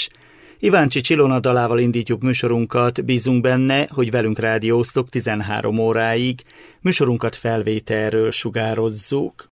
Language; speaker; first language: Hungarian; native; Hungarian